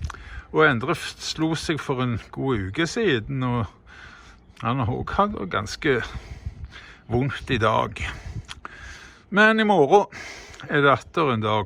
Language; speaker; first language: Norwegian; native; Norwegian